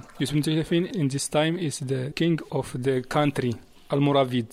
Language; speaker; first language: English; non-native, learner; Arabic